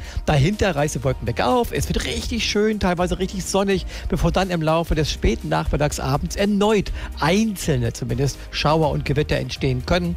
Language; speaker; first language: German; native; German